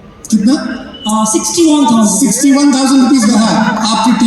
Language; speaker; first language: Hindi; native; Hindi